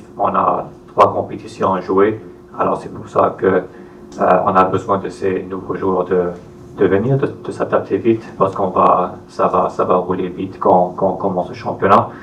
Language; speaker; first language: French; non-native, fluent; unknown